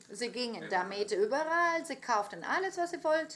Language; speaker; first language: German; non-native, fluent; Greek